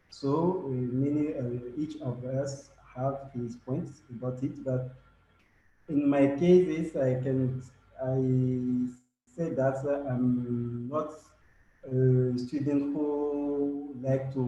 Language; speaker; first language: English; non-native, learner; French